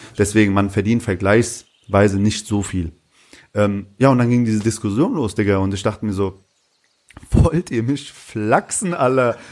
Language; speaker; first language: German; early bilingual, other home language; Turkish